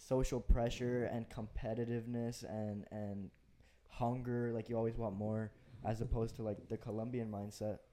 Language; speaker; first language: English; early bilingual, other home language; Spanish